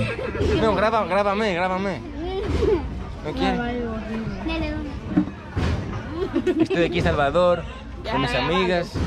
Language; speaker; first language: Spanish; non-native, learner; Greek